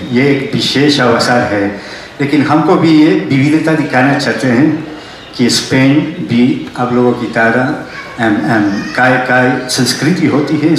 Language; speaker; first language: Hindi; non-native, fluent; Spanish